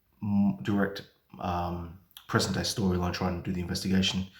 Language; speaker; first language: English; native; English